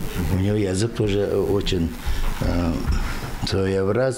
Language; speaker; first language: Russian; non-native, local second language; Tuvinian